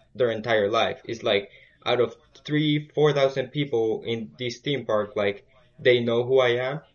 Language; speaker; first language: English; early bilingual, other home language; Spanish